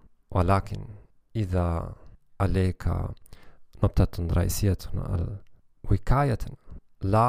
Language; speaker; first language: Arabic; non-native, learner; German